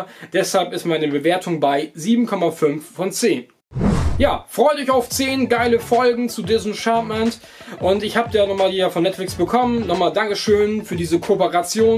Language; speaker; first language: German; native; German